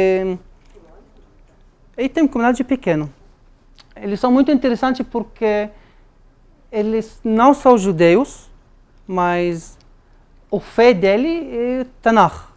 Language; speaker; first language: Portuguese; non-native, fluent; Arabic